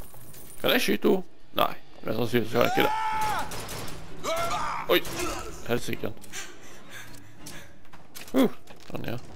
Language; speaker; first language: Swedish; non-native, learner; Norwegian